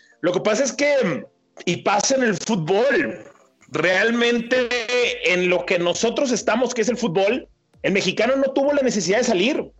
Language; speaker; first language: Spanish; native; Spanish